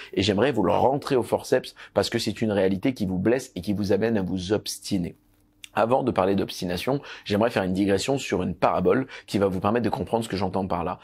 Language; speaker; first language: French; native; French